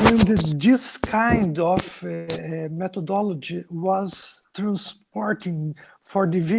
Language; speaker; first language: English; non-native, learner; Portuguese